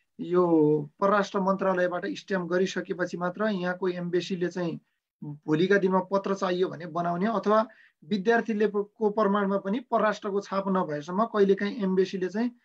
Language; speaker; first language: Nepali; native; Nepali